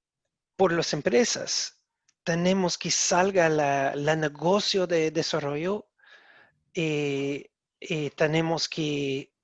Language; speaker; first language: Spanish; non-native, learner; English